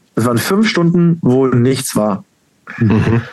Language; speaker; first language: German; native; German